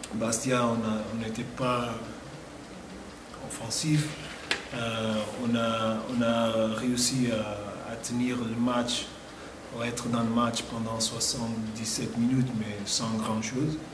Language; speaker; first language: French; non-native, fluent; Portuguese